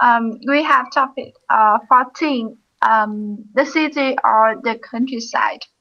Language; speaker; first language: English; non-native, fluent; Vietnamese